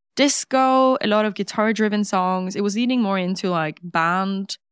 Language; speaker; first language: English; non-native, fluent; Norwegian